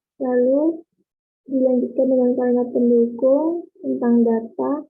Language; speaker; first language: Indonesian; native; Indonesian